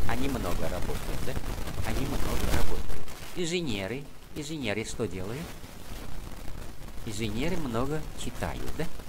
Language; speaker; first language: Russian; non-native, fluent; Vietnamese